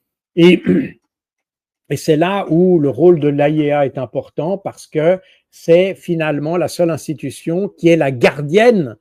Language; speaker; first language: French; native; French